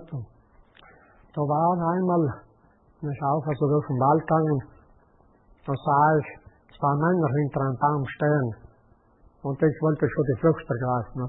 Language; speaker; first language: German; native; German